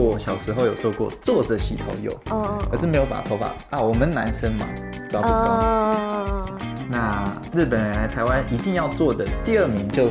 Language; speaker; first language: Chinese; native; Chinese